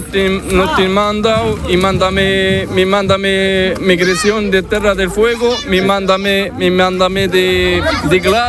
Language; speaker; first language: Spanish; non-native, learner; Arabic